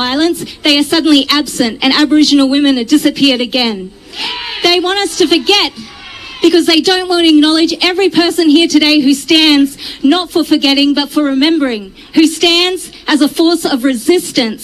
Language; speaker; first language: English; native; English